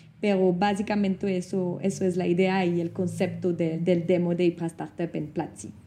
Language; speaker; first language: Spanish; non-native, fluent; French